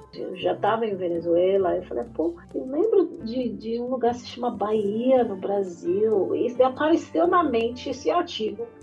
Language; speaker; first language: Portuguese; non-native, fluent; English